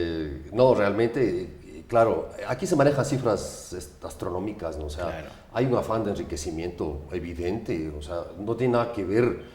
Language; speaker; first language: Spanish; native; Spanish